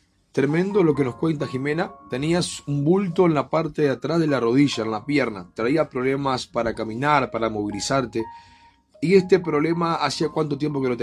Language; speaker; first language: Spanish; native; Spanish